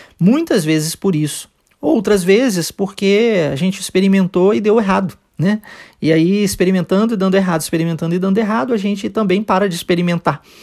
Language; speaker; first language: Portuguese; early bilingual, heritage; Portuguese